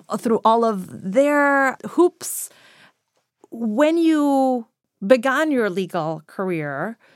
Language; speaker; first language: English; non-native, fluent; Greek